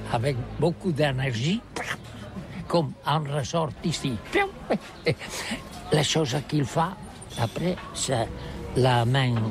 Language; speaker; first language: French; non-native, learner; Catalan